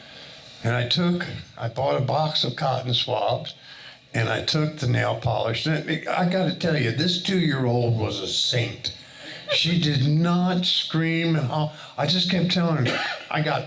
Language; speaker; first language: English; native; English